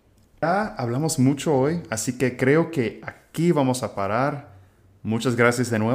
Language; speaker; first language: Spanish; non-native, fluent; English